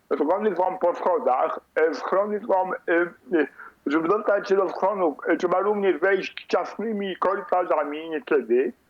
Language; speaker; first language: Polish; non-native, fluent; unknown